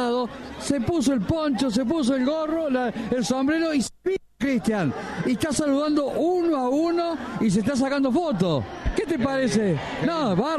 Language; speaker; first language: Spanish; native; Spanish